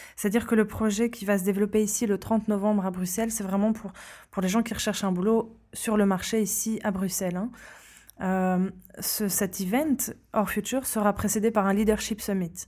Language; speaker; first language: French; native; French